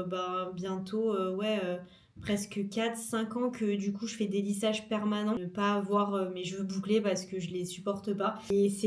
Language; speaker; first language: French; native; French